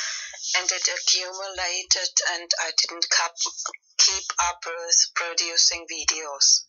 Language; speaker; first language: English; non-native, fluent; Spanish